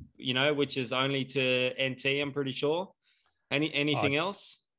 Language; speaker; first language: English; native; English